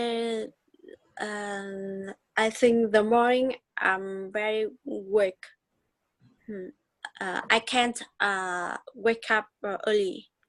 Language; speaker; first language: English; non-native, learner; Vietnamese